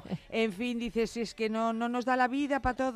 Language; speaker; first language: Spanish; native; Spanish